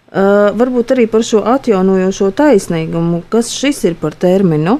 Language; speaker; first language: Latvian; native; Latvian